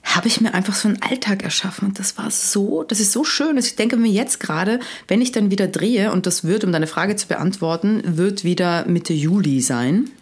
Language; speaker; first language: German; native; German